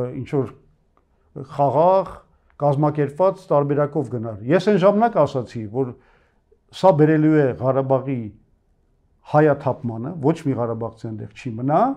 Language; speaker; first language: Armenian; native; Armenian